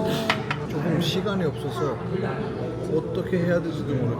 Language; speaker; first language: Korean; non-native, fluent; Turkish